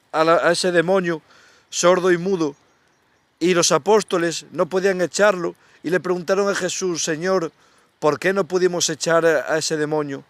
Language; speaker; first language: Spanish; native; Spanish